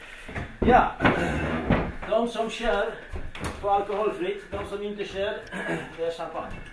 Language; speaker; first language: Swedish; non-native, fluent; Polish